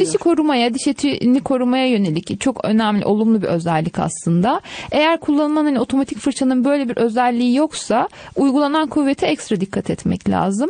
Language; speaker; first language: Turkish; native; Turkish